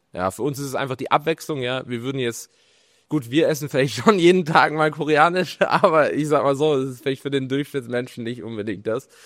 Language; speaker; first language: German; native; German